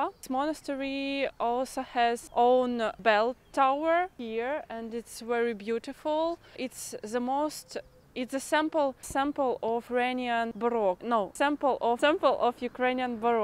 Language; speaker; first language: English; non-native, fluent; Ukrainian